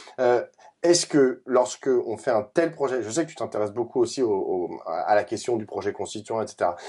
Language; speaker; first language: French; native; French